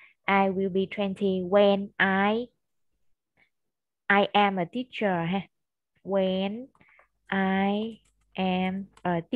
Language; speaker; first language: English; non-native, fluent; Vietnamese